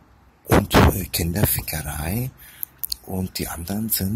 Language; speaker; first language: German; early bilingual, other home language; Turkish